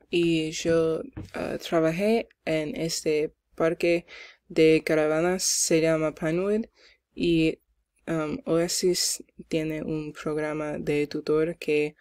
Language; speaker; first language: Spanish; non-native, learner; English